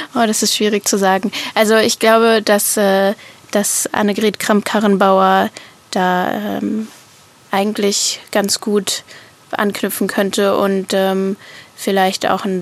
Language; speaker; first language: German; native; German